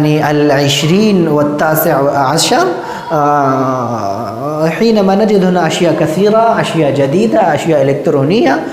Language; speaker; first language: Arabic; non-native, fluent; Urdu